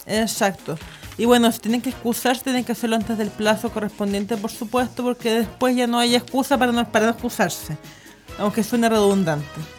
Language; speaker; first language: Spanish; native; Spanish